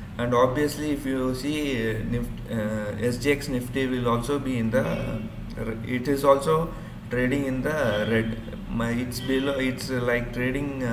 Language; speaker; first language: English; non-native, local second language; Urdu